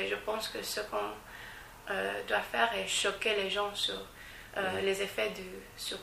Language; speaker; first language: French; non-native, fluent; English